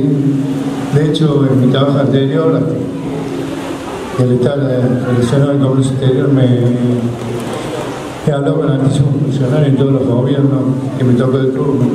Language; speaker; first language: Spanish; native; Spanish